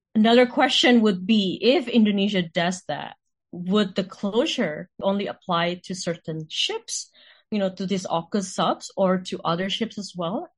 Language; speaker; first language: English; non-native, fluent; Indonesian